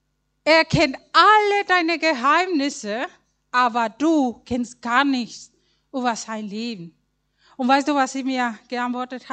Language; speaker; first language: German; non-native, learner; Spanish